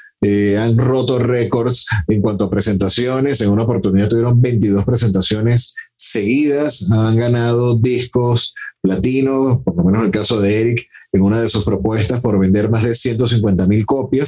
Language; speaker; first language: Spanish; native; Spanish